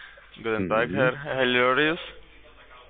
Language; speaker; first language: German; non-native, learner; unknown